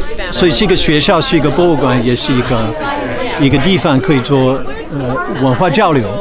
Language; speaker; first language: Chinese; non-native, fluent; English